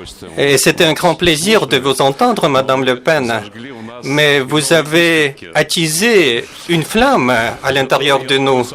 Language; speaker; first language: French; non-native, fluent; Russian